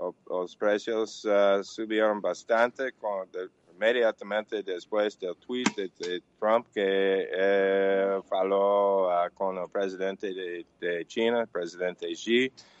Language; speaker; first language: Portuguese; non-native, learner; English